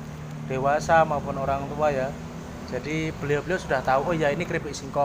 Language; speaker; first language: Indonesian; native; Indonesian